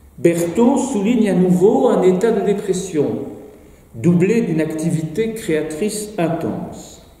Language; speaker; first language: French; native; French